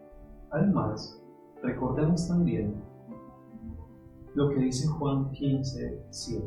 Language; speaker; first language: Spanish; native; Spanish